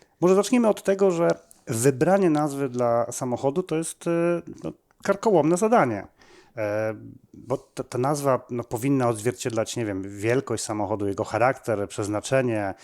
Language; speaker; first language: Polish; native; Polish